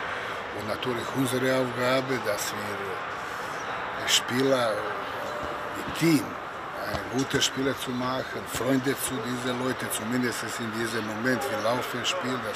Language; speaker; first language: German; non-native, fluent; Serbian